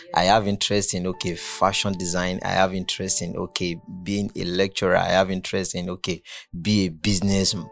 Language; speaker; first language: English; non-native, local second language; Yoruba